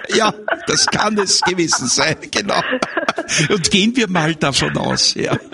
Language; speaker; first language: German; native; German